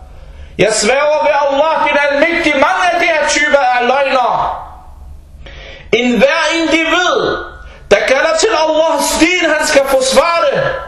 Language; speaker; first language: Danish; early bilingual, other home language; Arabic